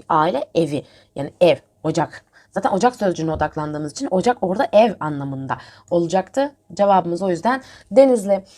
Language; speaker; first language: Turkish; native; Turkish